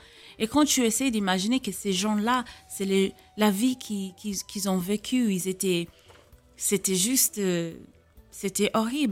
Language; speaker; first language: French; non-native, fluent; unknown